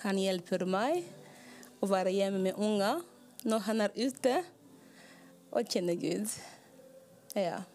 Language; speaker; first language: Norwegian; non-native, learner; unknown